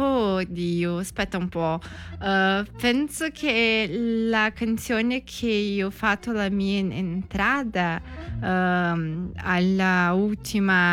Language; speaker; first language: Italian; non-native, learner; Portuguese